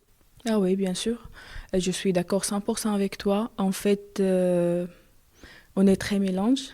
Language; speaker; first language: French; non-native, learner; Arabic